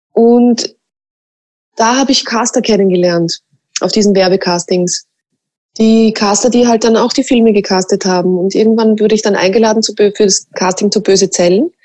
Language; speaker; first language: German; native; German